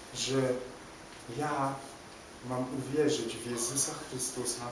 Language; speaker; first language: Polish; native; Polish